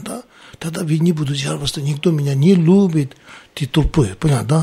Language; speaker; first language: Russian; non-native, learner; Tibetan